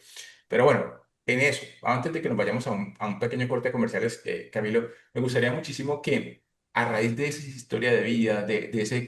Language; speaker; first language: Spanish; native; Spanish